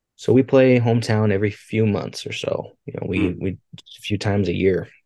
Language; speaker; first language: English; native; English